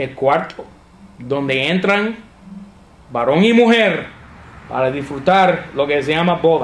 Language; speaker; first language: Spanish; non-native, fluent; English